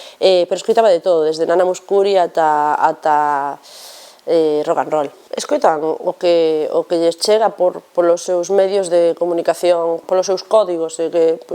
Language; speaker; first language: Galician; non-native, local second language; Spanish